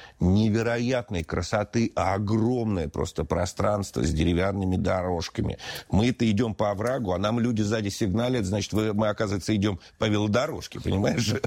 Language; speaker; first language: Russian; native; Russian